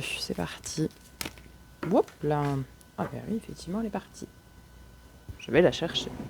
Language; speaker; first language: French; native; French